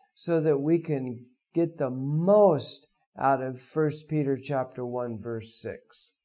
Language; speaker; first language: English; native; English